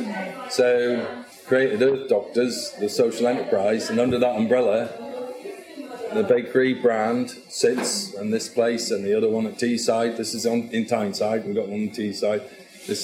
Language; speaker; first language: English; native; English